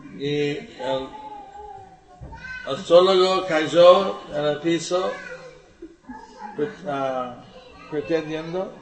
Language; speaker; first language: Spanish; non-native, learner; English